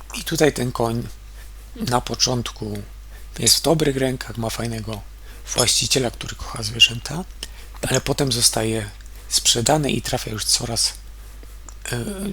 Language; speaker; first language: Polish; native; Polish